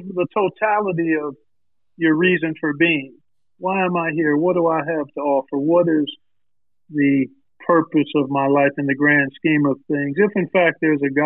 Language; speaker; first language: English; native; English